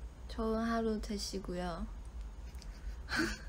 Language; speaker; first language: Korean; non-native, fluent; Chinese